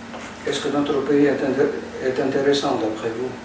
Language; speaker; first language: French; non-native, fluent; Russian